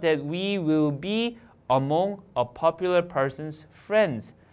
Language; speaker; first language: English; non-native, fluent; Korean